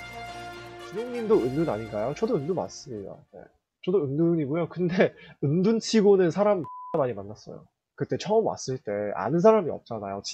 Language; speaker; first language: Korean; early bilingual, heritage; Korean